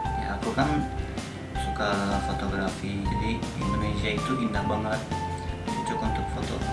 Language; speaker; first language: Indonesian; non-native, fluent; Turkish